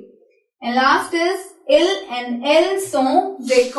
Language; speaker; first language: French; non-native, learner; Hindi